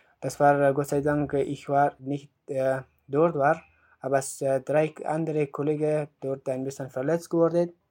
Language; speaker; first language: German; non-native, learner; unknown